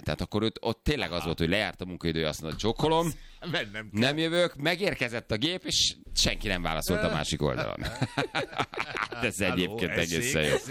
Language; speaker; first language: Hungarian; native; Hungarian